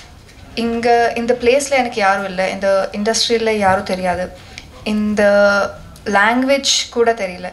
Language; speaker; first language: Tamil; non-native, learner; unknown